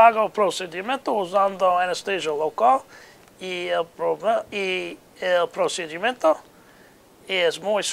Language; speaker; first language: Spanish; non-native, learner; English